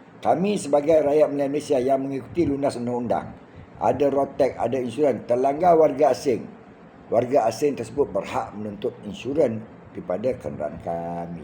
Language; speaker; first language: Malay; native; Malay